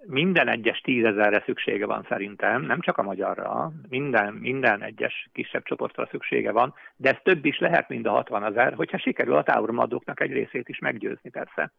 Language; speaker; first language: Hungarian; native; Hungarian